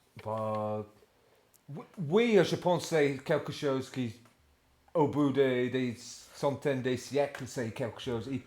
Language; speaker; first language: French; non-native, fluent; English